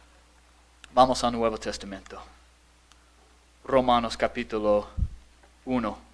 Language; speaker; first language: Spanish; non-native, fluent; English